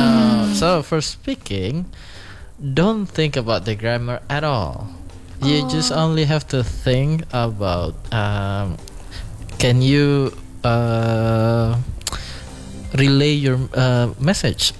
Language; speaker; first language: English; non-native, fluent; Indonesian